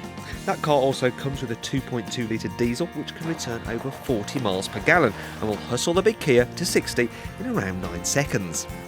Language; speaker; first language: English; native; English